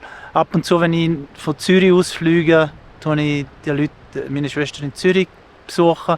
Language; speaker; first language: German; non-native, local second language; Italian